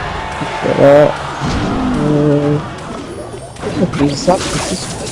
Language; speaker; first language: French; native; French